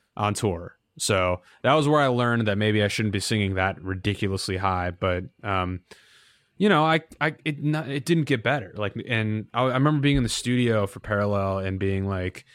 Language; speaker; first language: English; native; English